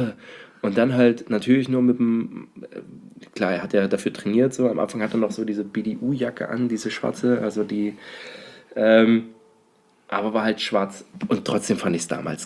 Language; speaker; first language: German; native; German